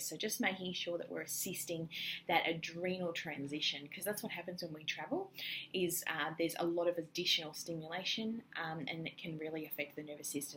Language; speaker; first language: English; native; English